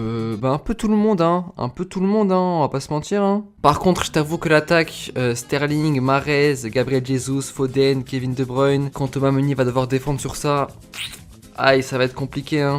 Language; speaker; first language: French; native; French